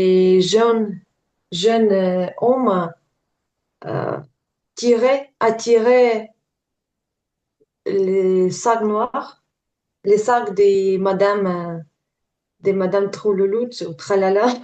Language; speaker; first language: French; non-native, learner; Ukrainian